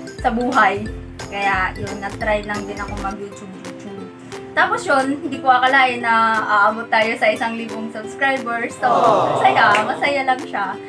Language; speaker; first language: Filipino; non-native, local second language; Cebuano